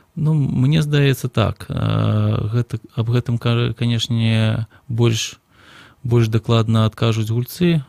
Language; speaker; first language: Belarusian; non-native, local second language; Russian